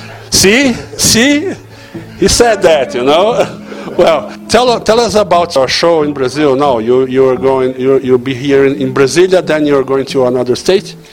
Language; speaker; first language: English; non-native, learner; Portuguese